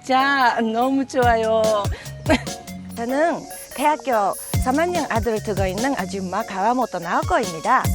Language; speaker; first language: Korean; non-native, fluent; Japanese